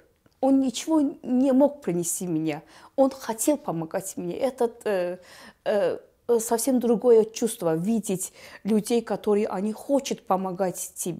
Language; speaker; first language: Russian; non-native, learner; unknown